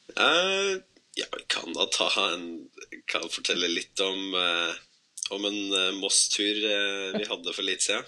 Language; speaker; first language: Norwegian; early bilingual, other home language; Spanish